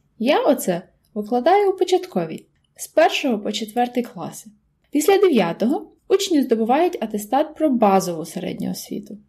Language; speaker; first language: Ukrainian; native; Ukrainian